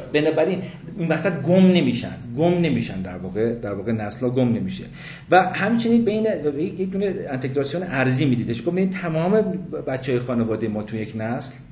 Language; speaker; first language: Persian; early bilingual, other home language; English